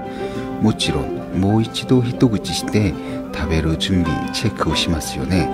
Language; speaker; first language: Japanese; non-native, learner; Korean